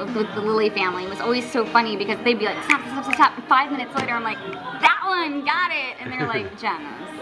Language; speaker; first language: English; native; English